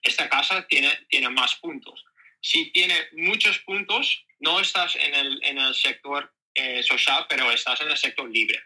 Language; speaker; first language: Spanish; non-native, learner; Dutch